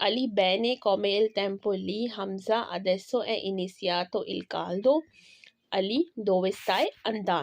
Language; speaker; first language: Italian; non-native, fluent; Urdu